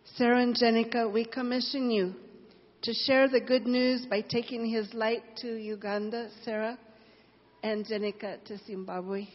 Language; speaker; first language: English; native; English